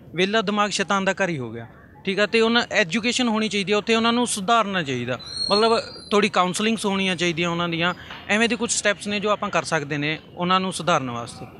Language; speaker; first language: Punjabi; native; Punjabi